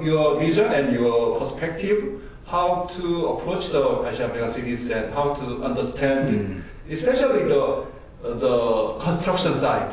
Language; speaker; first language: English; non-native, learner; Korean